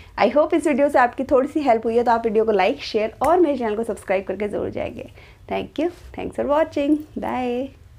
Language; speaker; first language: Hindi; native; Hindi